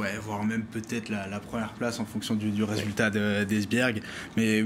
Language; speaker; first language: French; native; French